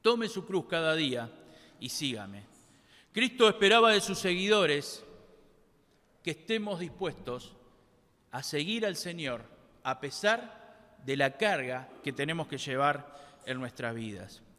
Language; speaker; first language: Spanish; native; Spanish